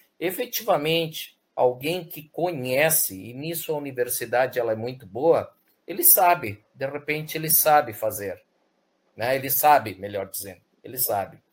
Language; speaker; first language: Portuguese; early bilingual, other home language; Spanish